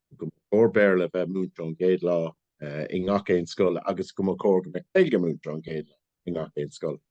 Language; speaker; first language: Irish; non-native, local second language; English